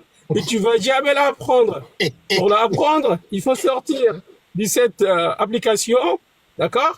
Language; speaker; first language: French; non-native, fluent; Arabic